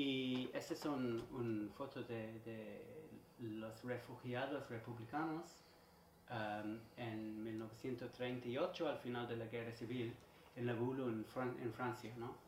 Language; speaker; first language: Spanish; non-native, learner; English